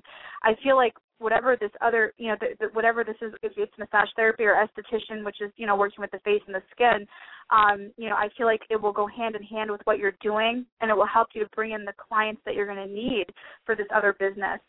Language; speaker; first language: English; native; English